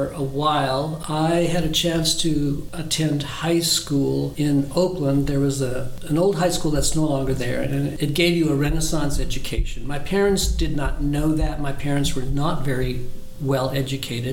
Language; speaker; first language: English; early bilingual, other home language; German